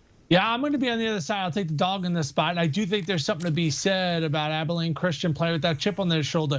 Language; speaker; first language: English; native; English